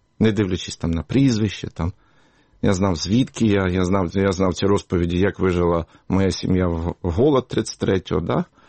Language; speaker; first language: Ukrainian; native; Ukrainian